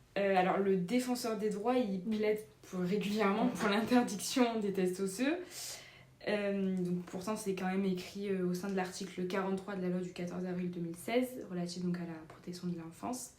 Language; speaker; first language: French; native; French